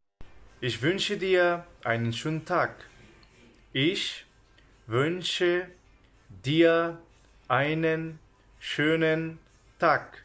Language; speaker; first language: German; non-native, fluent; Persian